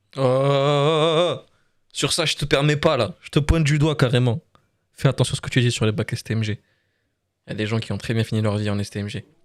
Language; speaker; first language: French; native; French